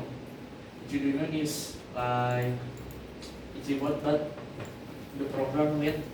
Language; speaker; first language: English; non-native, learner; Indonesian